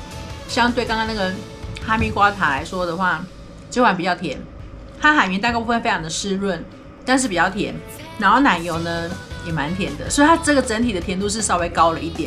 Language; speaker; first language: Chinese; native; Chinese